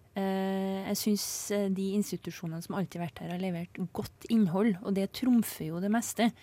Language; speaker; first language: Norwegian; native; Norwegian